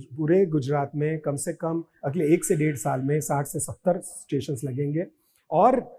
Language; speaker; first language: Hindi; non-native, local second language; Gujarati